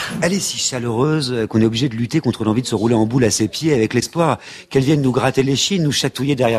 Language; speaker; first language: French; native; French